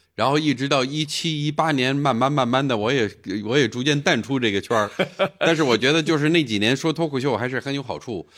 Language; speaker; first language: Chinese; non-native, fluent; English